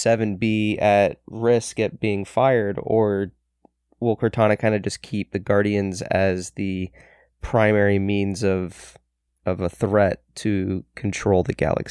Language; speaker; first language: English; native; English